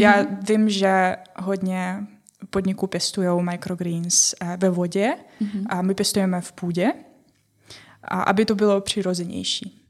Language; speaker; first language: Czech; non-native, fluent; Ukrainian